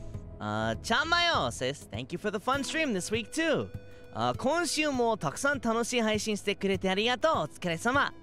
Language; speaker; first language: Japanese; non-native, learner; English